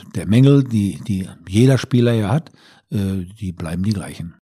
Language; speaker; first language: German; native; German